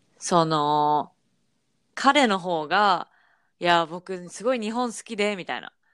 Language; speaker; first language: Japanese; native; Japanese